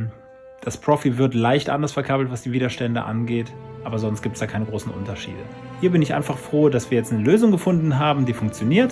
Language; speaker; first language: German; native; German